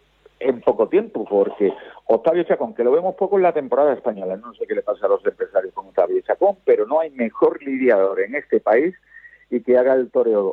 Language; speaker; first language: Spanish; native; Spanish